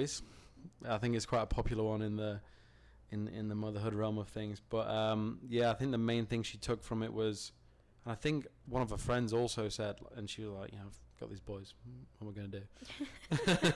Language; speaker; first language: English; native; English